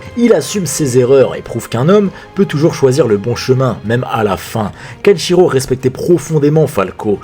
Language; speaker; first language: French; native; French